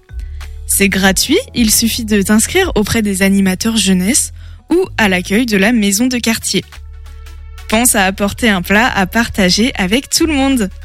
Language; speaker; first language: French; native; French